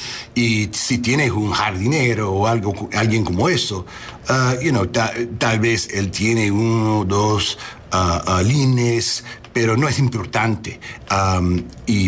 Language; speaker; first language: Spanish; non-native, learner; English